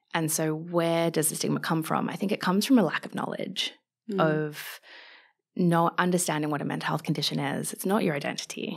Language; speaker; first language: English; native; English